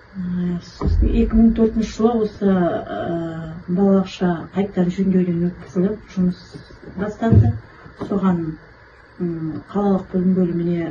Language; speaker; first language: Kazakh; native; Kazakh